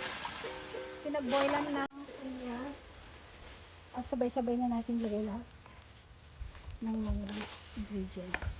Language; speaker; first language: Filipino; non-native, local second language; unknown